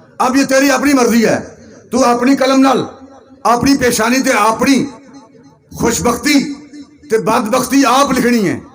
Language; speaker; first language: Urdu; non-native, local second language; Punjabi